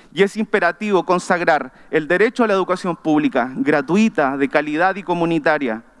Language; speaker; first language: Spanish; native; Spanish